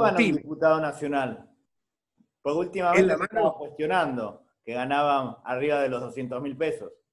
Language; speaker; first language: Spanish; native; Spanish